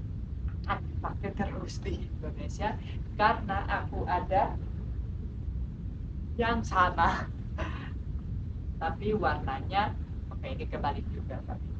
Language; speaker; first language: Indonesian; non-native, fluent; Spanish